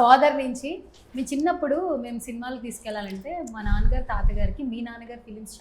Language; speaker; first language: Telugu; native; Telugu